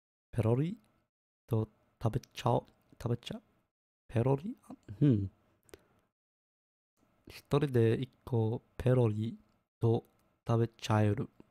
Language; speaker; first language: Japanese; non-native, learner; English